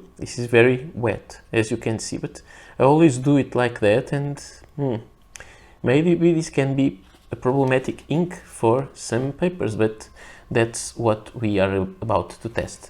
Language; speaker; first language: English; non-native, fluent; Portuguese